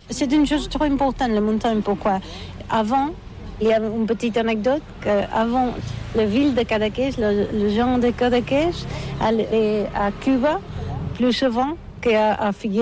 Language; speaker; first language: French; non-native, learner; Catalan